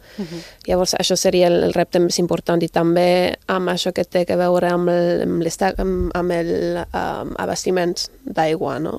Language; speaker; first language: Catalan; non-native, fluent; German